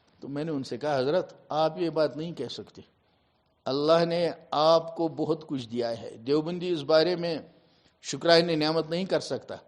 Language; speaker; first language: Urdu; non-native, local second language; Kashmiri